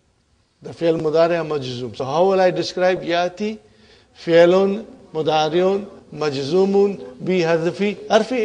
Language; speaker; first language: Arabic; non-native, fluent; English